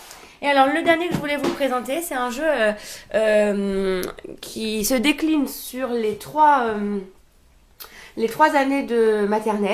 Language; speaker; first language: French; native; French